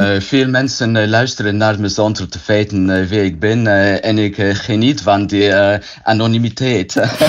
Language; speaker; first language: Dutch; non-native, learner; English